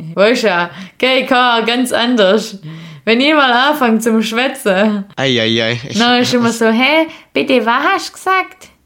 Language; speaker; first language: German; native; German